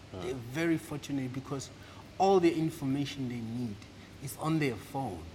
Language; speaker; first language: English; non-native, local second language; Southern Sotho